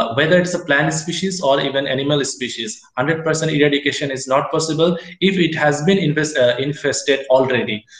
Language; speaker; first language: English; non-native, local second language; Assamese